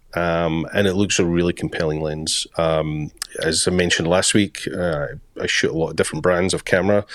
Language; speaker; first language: English; native; English